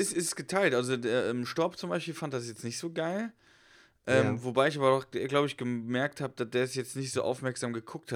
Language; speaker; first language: German; native; German